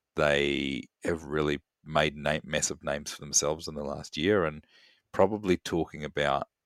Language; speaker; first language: English; native; English